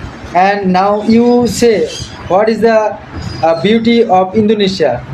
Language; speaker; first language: English; non-native, learner; Bangla